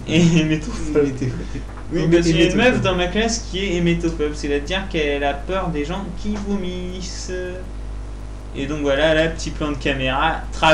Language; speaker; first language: French; native; French